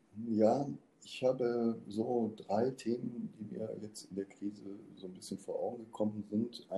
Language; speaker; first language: German; native; German